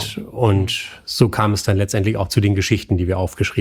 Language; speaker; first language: German; native; German